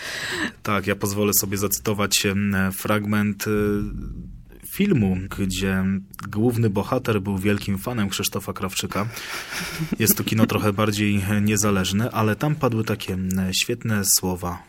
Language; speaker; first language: Polish; native; Polish